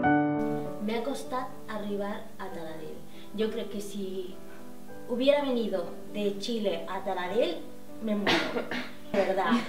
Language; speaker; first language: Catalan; non-native, learner; Spanish